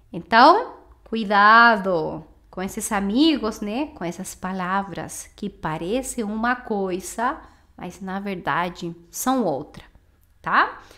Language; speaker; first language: Portuguese; non-native, fluent; Spanish